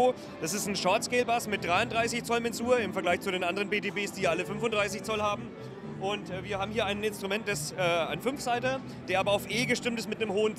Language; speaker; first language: German; native; German